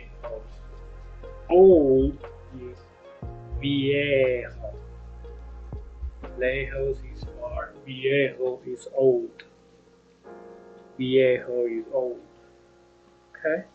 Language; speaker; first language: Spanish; non-native, learner; English